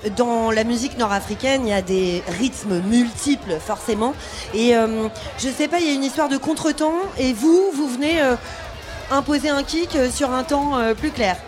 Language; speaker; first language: French; native; French